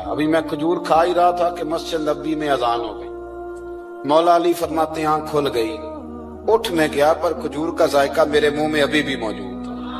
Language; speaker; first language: Urdu; native; Urdu